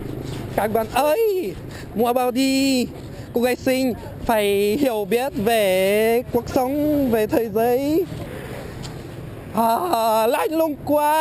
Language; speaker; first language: Vietnamese; non-native, fluent; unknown